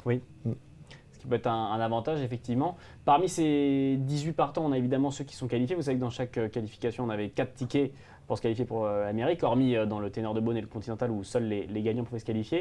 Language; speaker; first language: French; native; French